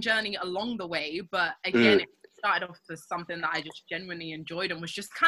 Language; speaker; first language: English; native; English